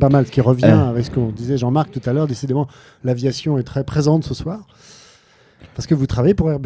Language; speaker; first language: French; native; French